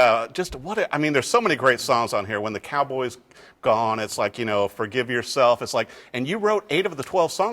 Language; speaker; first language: English; native; English